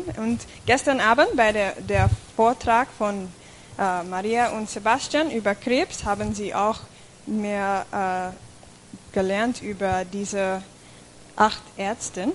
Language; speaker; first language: German; non-native, fluent; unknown